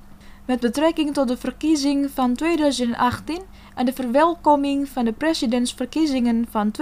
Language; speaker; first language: Dutch; non-native, fluent; Indonesian